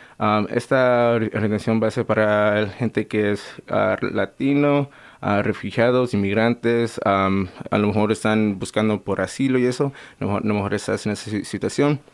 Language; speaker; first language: Spanish; native; Spanish